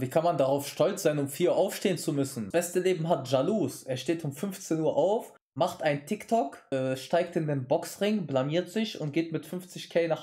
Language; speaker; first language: German; native; German